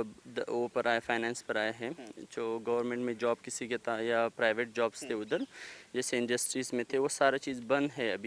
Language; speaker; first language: Hindi; non-native, fluent; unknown